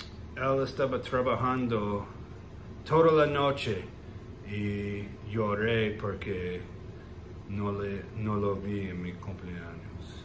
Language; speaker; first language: Spanish; non-native, learner; English